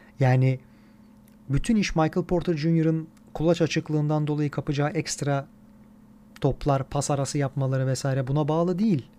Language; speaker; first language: Turkish; native; Turkish